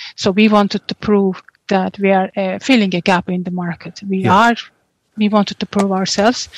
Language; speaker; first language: English; non-native, fluent; Turkish